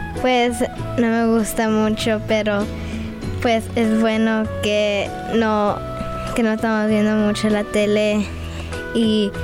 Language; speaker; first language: Spanish; early bilingual, other home language; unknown